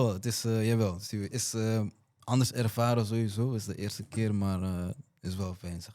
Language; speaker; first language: Dutch; early bilingual, other home language; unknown